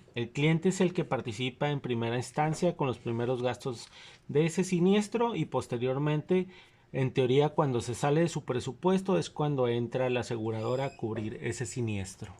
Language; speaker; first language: Spanish; native; Spanish